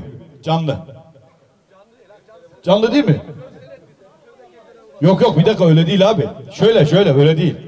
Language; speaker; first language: Turkish; native; Turkish